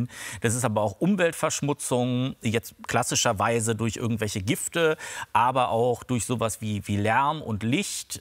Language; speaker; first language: German; native; German